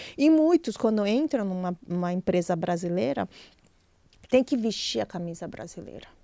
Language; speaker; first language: Portuguese; early bilingual, other home language; Chinese